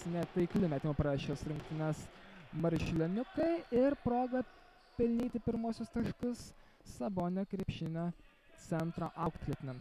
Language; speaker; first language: Lithuanian; native; Lithuanian